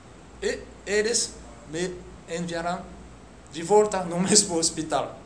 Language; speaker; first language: Portuguese; non-native, fluent; French